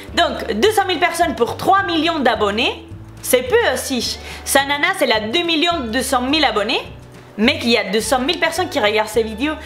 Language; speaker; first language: French; non-native, fluent; Spanish